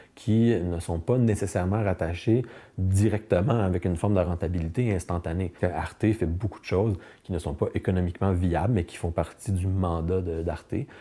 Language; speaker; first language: French; native; French